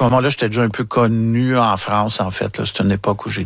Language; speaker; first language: French; native; French